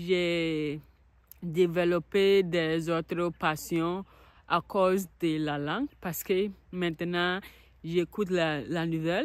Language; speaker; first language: French; non-native, learner; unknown